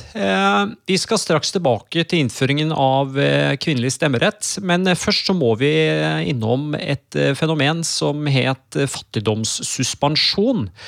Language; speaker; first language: Norwegian; native; Norwegian